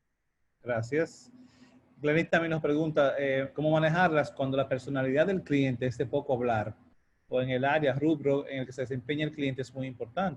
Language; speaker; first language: Spanish; native; Spanish